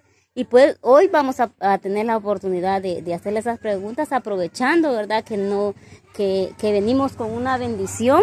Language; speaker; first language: Spanish; native; Spanish